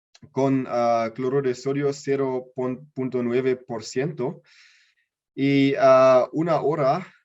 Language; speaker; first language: Spanish; non-native, learner; German